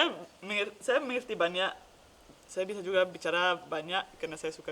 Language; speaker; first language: Indonesian; non-native, fluent; Dutch